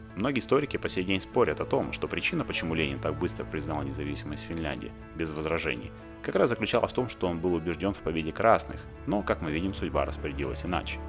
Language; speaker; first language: Russian; native; Russian